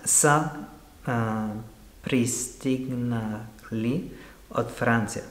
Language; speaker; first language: Bulgarian; non-native, learner; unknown